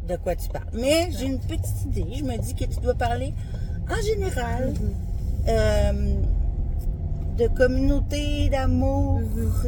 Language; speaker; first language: French; native; French